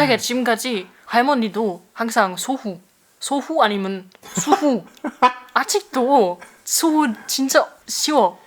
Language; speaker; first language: Korean; non-native, fluent; German